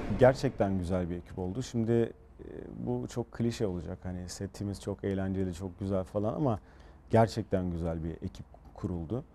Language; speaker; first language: Turkish; early bilingual, heritage; Turkish